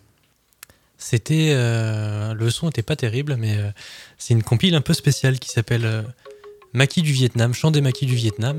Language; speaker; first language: French; native; French